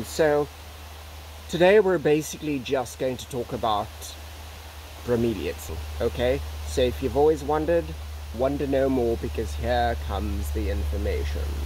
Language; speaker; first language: English; native; English